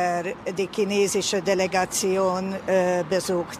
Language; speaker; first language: German; non-native, fluent; Hungarian